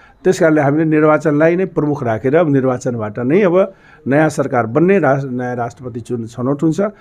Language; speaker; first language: Nepali; non-native, local second language; Maithili